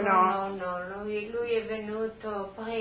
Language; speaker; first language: Italian; non-native, local second language; Friulian